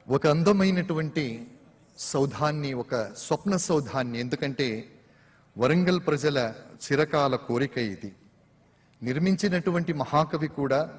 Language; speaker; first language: Telugu; native; Telugu